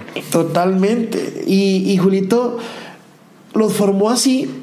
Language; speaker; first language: Spanish; native; Spanish